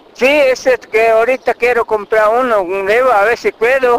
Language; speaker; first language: Spanish; non-native, local second language; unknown